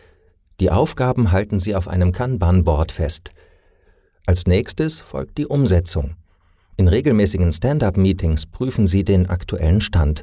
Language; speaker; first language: German; native; German